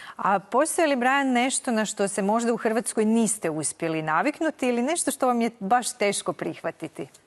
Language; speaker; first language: Croatian; native; Croatian